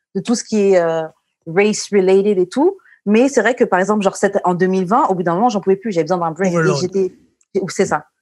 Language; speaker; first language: French; native; French